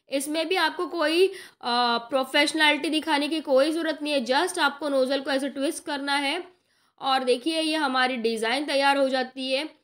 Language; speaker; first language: Hindi; non-native, local second language; Marathi